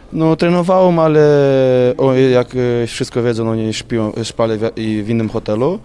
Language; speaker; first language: Polish; non-native, learner; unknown